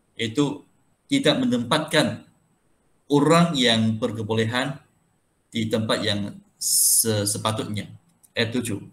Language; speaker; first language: Malay; non-native, local second language; Chinese